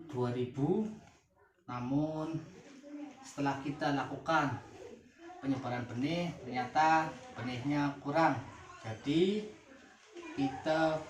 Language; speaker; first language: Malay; non-native, local second language; Javanese